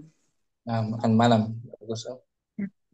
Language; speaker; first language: Indonesian; native; Indonesian